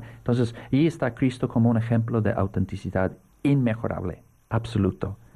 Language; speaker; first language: Spanish; non-native, fluent; English